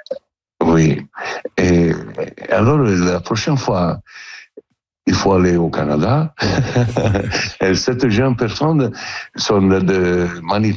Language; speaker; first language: French; non-native, learner; Italian